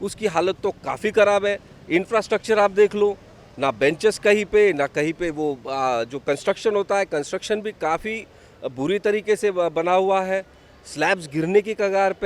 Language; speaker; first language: Hindi; non-native, local second language; Marathi